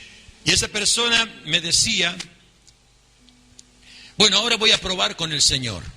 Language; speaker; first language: Spanish; native; Spanish